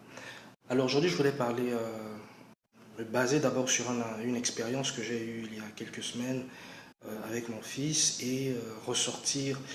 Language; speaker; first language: French; non-native, local second language; Lingala